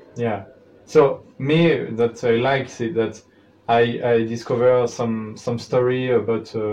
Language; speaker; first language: English; non-native, learner; French